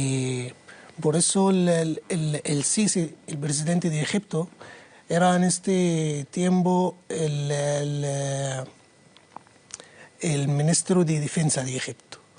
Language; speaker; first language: Spanish; non-native, learner; Arabic